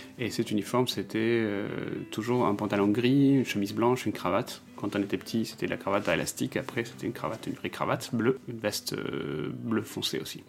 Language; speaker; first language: French; non-native, fluent; Spanish